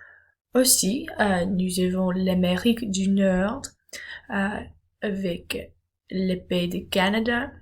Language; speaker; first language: French; non-native, learner; English